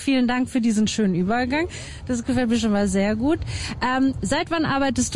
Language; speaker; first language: German; native; German